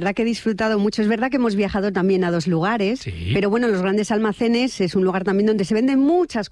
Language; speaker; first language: Spanish; native; Spanish